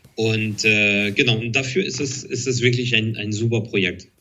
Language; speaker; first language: German; non-native, fluent; French